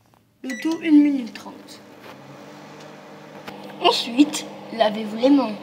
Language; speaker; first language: French; native; French